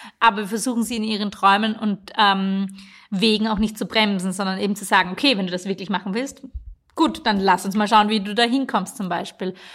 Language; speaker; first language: German; native; German